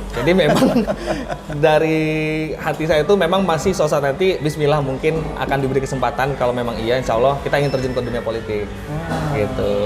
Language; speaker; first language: Indonesian; native; Indonesian